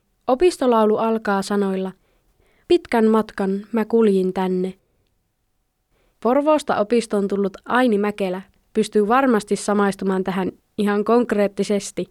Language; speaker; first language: Finnish; native; Finnish